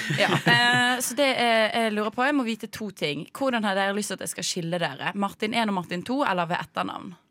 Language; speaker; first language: Norwegian; native; Norwegian